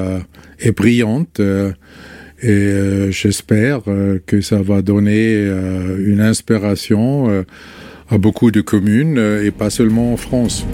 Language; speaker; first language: French; non-native, fluent; German